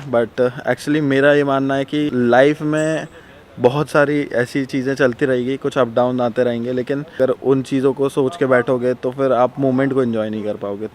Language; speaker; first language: Hindi; native; Hindi